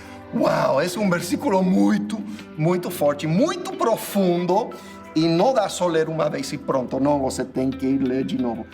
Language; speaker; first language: Portuguese; non-native, fluent; English